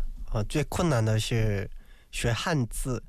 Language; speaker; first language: Chinese; non-native, learner; Korean